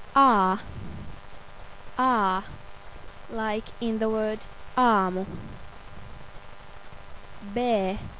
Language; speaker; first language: English; non-native, fluent; Finnish